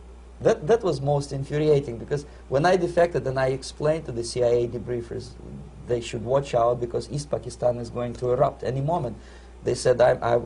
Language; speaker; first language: English; non-native, fluent; Russian